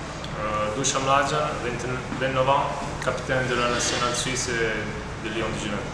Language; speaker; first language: French; non-native, fluent; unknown